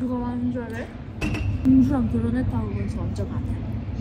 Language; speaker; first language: Korean; native; Korean